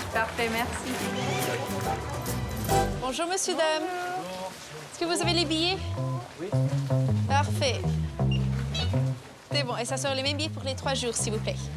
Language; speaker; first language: French; non-native, fluent; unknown